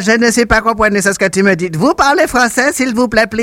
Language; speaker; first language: French; non-native, local second language; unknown